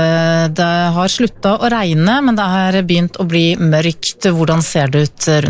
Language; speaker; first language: Norwegian; native; Norwegian